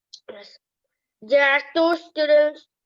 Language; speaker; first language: English; non-native, learner; Vietnamese